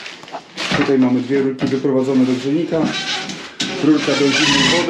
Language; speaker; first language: Polish; native; Polish